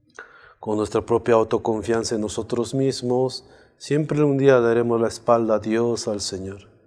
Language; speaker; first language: Spanish; native; Spanish